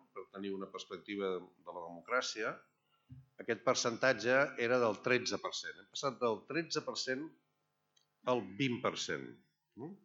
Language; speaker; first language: Catalan; native; Catalan